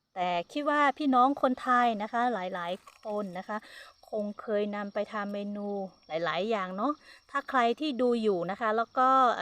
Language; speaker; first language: Thai; non-native, local second language; Hmong